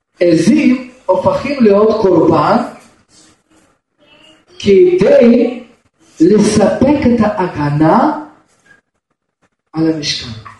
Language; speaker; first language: Hebrew; non-native, fluent; Russian